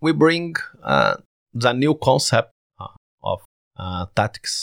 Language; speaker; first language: English; non-native, learner; Portuguese